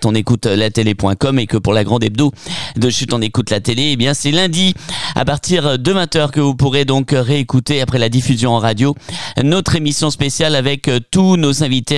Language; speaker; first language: French; native; French